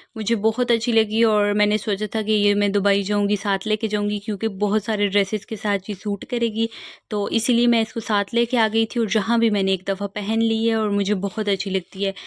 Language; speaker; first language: Urdu; non-native, local second language; Punjabi